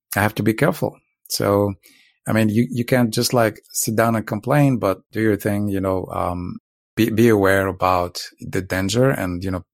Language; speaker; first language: English; non-native, fluent; Arabic